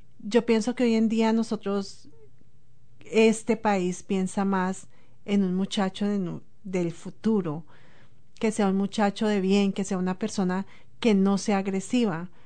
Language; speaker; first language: Spanish; native; Spanish